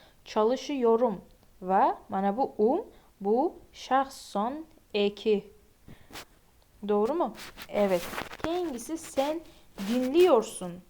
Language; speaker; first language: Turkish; non-native, fluent; Uzbek